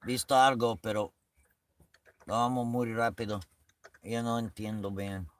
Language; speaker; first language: Spanish; non-native, learner; English